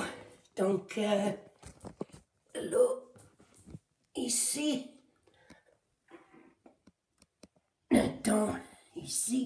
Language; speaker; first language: French; non-native, learner; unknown